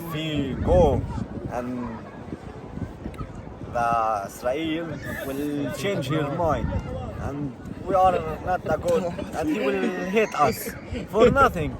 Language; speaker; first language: English; non-native, learner; Arabic